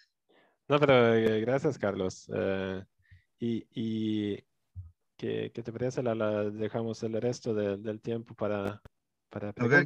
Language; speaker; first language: Spanish; non-native, fluent; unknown